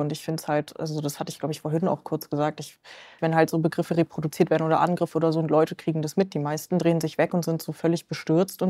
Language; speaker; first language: German; native; German